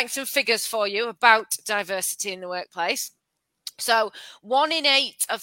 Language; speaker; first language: English; native; English